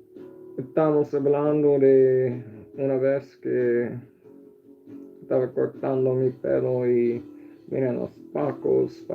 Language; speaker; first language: Spanish; non-native, learner; English